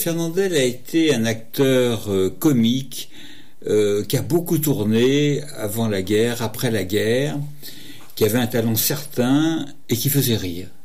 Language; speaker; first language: French; native; French